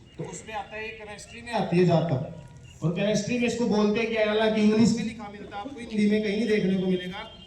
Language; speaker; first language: Hindi; native; Hindi